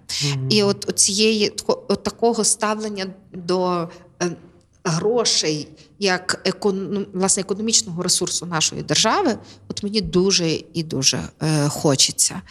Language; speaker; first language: Ukrainian; native; Ukrainian